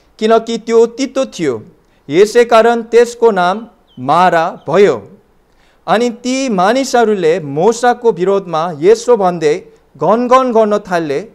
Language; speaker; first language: Nepali; non-native, fluent; Korean